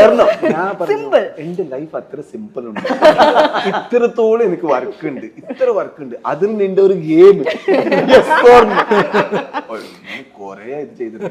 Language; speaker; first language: Malayalam; non-native, learner; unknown